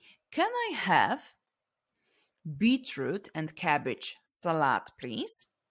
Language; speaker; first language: English; non-native, fluent; Polish